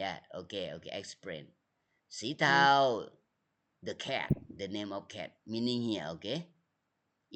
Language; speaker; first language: English; non-native, learner; Thai